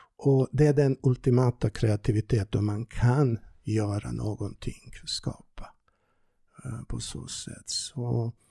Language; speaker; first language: Swedish; non-native, fluent; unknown